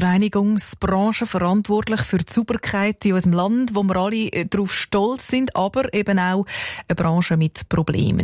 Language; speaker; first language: German; native; German